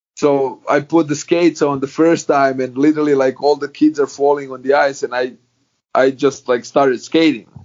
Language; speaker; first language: English; non-native, fluent; Croatian